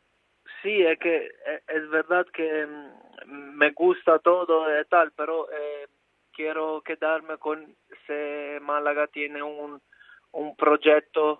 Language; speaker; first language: Spanish; non-native, fluent; Albanian